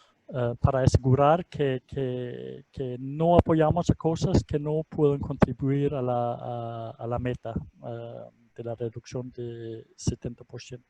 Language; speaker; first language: Spanish; non-native, fluent; Danish